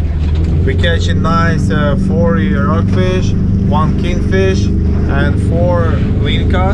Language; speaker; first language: English; non-native, learner; Russian